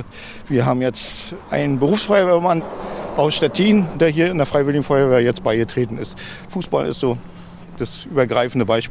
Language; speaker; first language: German; native; German